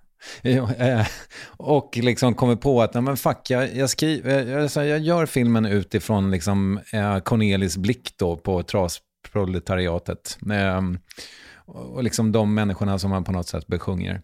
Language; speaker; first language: Swedish; native; Swedish